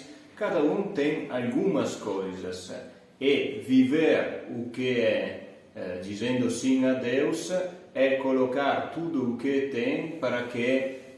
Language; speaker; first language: Portuguese; non-native, fluent; Italian